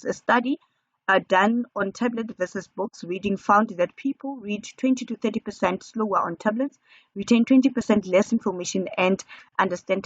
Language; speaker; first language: English; non-native, local second language; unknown